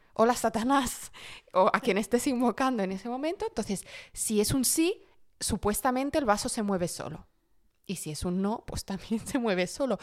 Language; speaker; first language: Spanish; early bilingual, other home language; Arabic